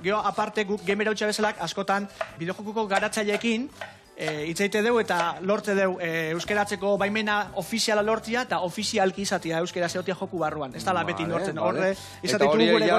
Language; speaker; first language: Basque; native; Basque